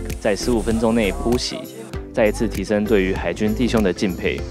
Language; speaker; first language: Chinese; native; Chinese